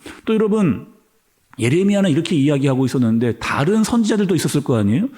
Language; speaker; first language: Korean; native; Korean